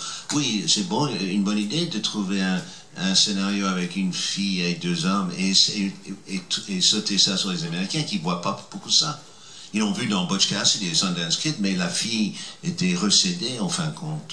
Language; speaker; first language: French; non-native, fluent; English